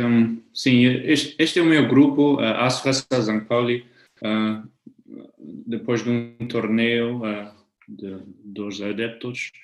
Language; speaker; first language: Portuguese; non-native, fluent; German